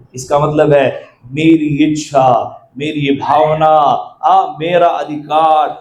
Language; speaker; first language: Hindi; non-native, local second language; Marathi